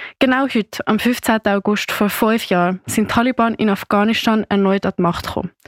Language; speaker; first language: German; native; German